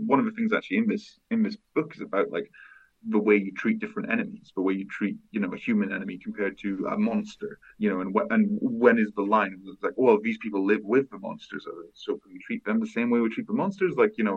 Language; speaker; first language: English; native; English